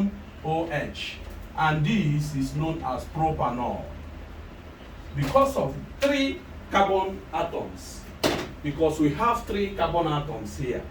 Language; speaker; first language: English; non-native, local second language; Igbo